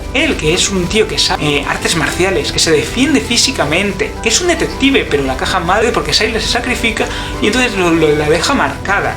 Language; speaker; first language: Spanish; native; Spanish